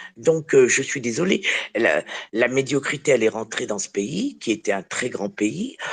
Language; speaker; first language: French; early bilingual, other home language; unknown